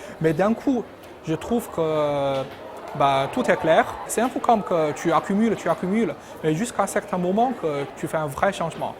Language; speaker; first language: French; non-native, fluent; Chinese